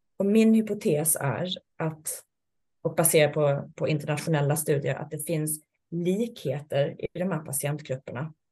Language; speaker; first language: Swedish; native; Swedish